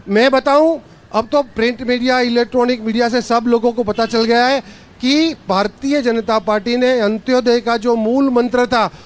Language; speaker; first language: Hindi; non-native, local second language; Gujarati